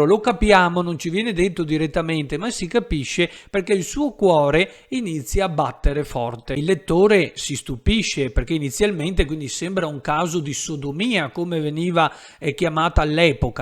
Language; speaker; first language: Italian; native; Italian